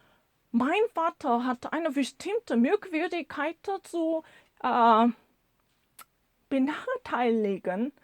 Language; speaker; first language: German; non-native, learner; Korean